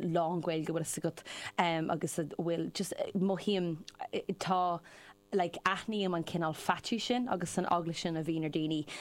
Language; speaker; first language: Irish; non-native, local second language; English